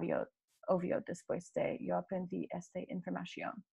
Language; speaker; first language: Spanish; non-native, learner; English